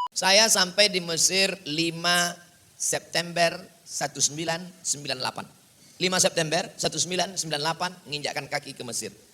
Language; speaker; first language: Indonesian; native; Indonesian